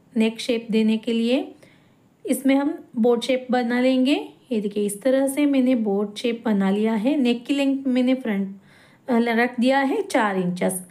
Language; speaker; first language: Hindi; non-native, local second language; Kannada